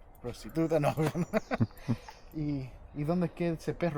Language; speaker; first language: Spanish; early bilingual, heritage; English